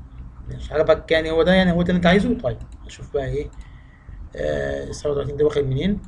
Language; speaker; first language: Arabic; native; Arabic